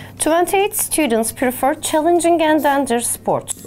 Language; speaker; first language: English; non-native, fluent; Turkish